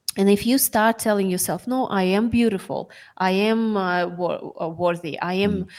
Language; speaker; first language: English; non-native, fluent; Russian